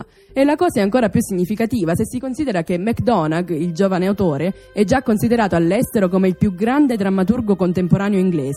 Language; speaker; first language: Italian; native; Italian